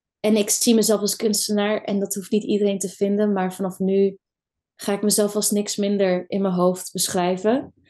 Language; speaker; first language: Dutch; early bilingual, other home language; Kurdish